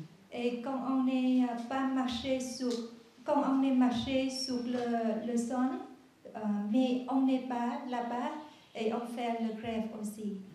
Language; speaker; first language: French; non-native, learner; Vietnamese